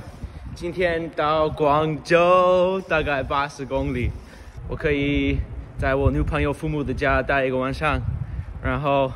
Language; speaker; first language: Chinese; non-native, learner; English